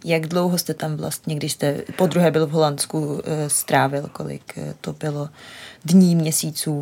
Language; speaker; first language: Czech; native; Czech